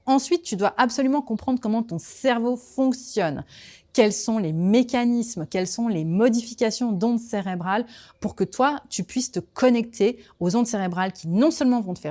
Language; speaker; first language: French; native; French